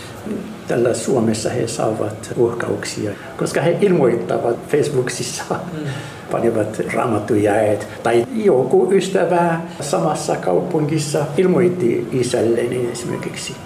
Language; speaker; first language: Finnish; non-native, fluent; Arabic